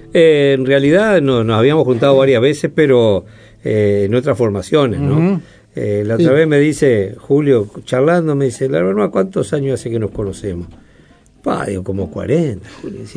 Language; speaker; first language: Spanish; native; Spanish